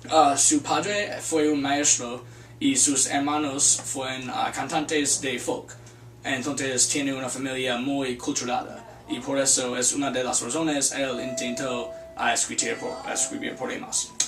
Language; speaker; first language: Spanish; non-native, learner; English